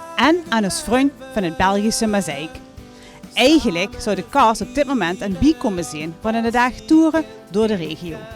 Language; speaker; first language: Dutch; native; Dutch